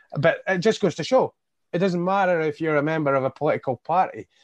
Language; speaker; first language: English; native; English